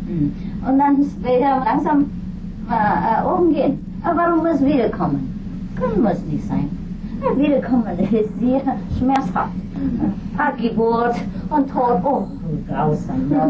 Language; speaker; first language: German; non-native, fluent; Vietnamese